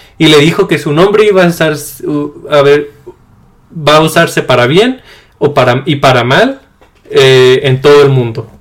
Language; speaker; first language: Spanish; early bilingual, heritage; Spanish